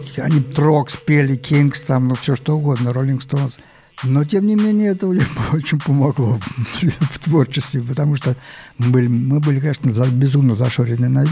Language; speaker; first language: Russian; native; Russian